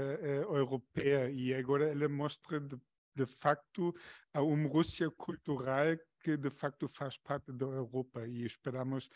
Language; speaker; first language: Portuguese; non-native, fluent; German